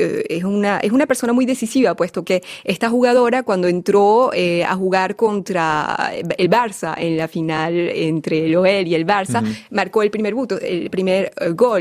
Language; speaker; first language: Spanish; native; Spanish